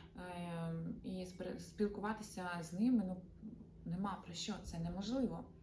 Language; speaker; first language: Ukrainian; non-native, local second language; Russian